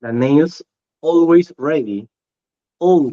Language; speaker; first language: English; non-native, learner; Spanish